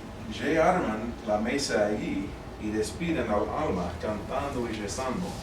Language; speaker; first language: Spanish; non-native, fluent; English